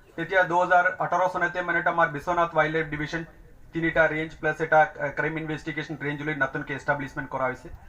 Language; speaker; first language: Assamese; non-native, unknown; Tamil